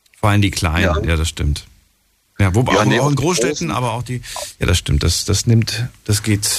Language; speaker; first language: German; native; German